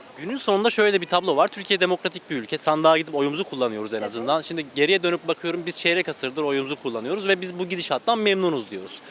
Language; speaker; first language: Turkish; native; Turkish